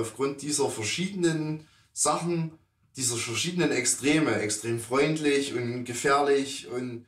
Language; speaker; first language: German; native; German